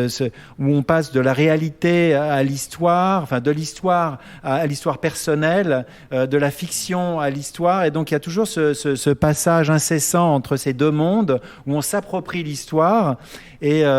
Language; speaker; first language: French; native; French